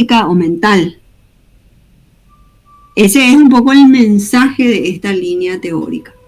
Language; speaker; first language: Spanish; native; Spanish